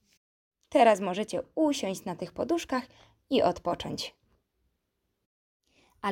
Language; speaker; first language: Polish; native; Polish